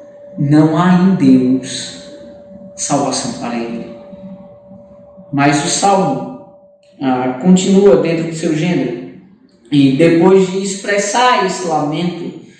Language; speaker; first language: Portuguese; native; Portuguese